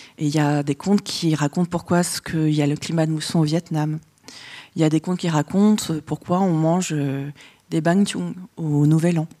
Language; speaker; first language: French; early bilingual, other home language; Vietnamese